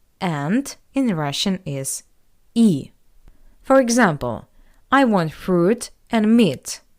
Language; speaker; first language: English; non-native, fluent; Russian